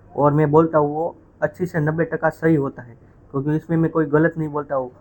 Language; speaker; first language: Hindi; non-native, local second language; Gujarati